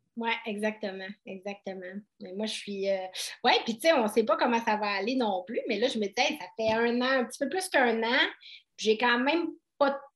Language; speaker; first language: French; native; French